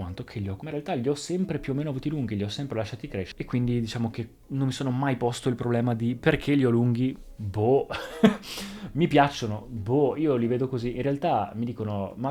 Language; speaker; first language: Italian; native; Italian